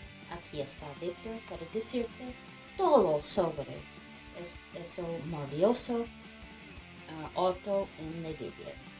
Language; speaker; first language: Spanish; non-native, learner; English